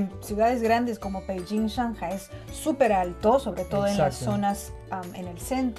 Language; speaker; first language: Spanish; non-native, fluent; Chinese